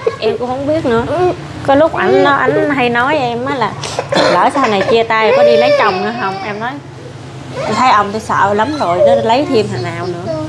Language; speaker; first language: Vietnamese; non-native, local second language; Khmer